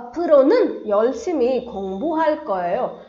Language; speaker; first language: Korean; non-native, fluent; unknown